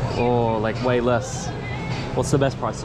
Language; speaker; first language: English; native; English